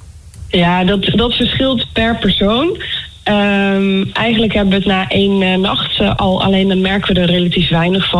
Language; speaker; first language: Dutch; native; Dutch